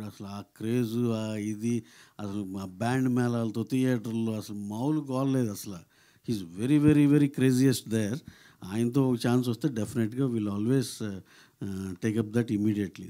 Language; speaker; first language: Telugu; native; Telugu